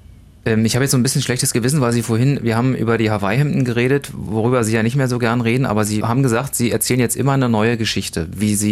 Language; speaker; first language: German; native; German